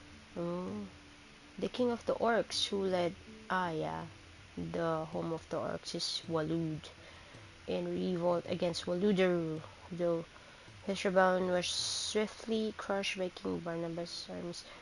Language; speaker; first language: English; non-native, local second language; Filipino